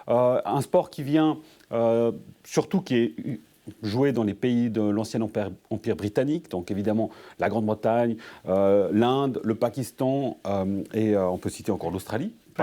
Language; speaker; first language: French; native; French